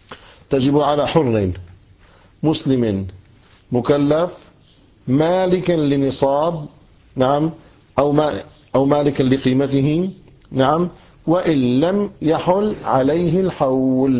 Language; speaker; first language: Arabic; native; Arabic